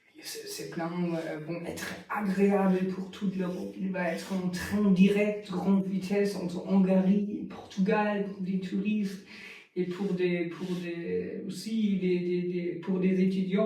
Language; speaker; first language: French; non-native, learner; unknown